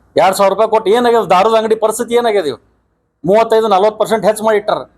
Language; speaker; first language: Kannada; native; Kannada